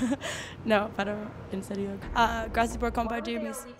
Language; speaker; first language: Spanish; non-native, learner; English